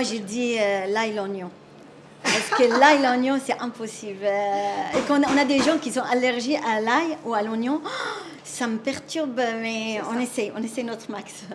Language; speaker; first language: French; non-native, fluent; Arabic